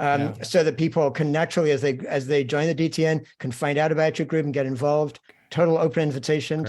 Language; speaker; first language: English; native; English